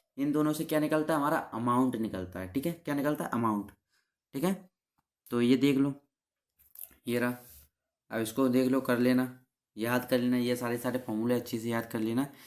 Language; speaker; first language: Hindi; native; Hindi